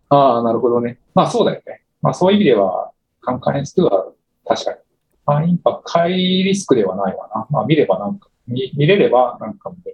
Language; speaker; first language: Japanese; native; Japanese